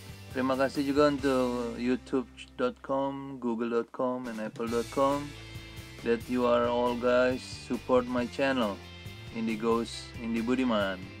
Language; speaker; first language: English; non-native, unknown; Indonesian